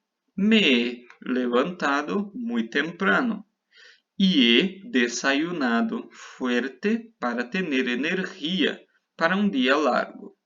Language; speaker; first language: Spanish; non-native, fluent; Portuguese